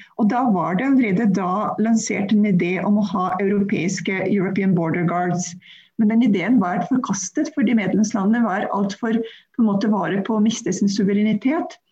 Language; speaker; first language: Norwegian; non-native, fluent; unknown